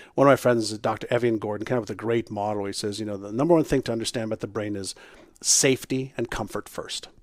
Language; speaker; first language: English; non-native, fluent; Hebrew